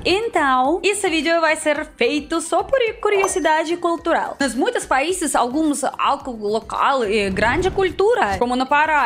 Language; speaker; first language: Portuguese; non-native, learner; Russian